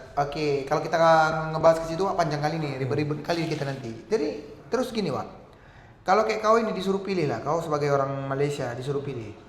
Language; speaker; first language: Indonesian; native; Indonesian